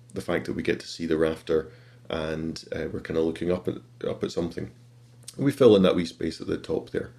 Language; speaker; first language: English; native; English